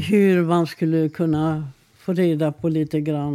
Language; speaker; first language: Swedish; non-native, fluent; Hungarian